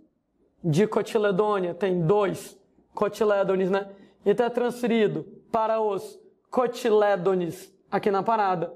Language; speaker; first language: Portuguese; native; Portuguese